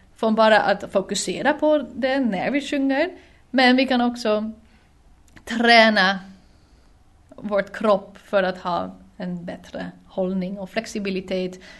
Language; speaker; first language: Swedish; non-native, fluent; Dutch